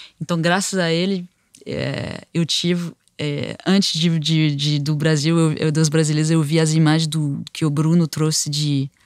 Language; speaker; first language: Portuguese; non-native, fluent; French